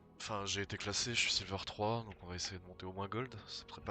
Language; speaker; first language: French; native; French